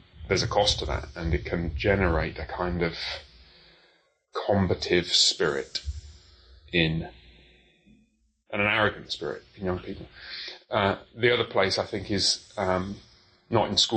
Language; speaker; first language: English; native; English